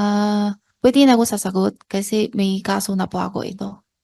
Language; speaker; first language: Filipino; non-native, learner; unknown